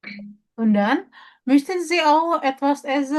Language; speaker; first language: German; non-native, fluent; Indonesian